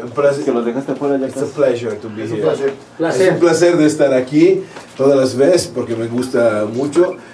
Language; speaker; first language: Spanish; non-native, learner; Italian